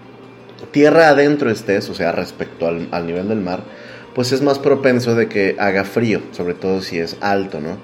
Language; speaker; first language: Spanish; native; Spanish